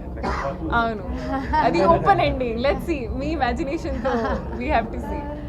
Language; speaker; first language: Telugu; non-native, learner; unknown